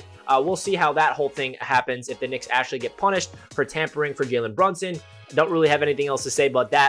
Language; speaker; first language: English; native; English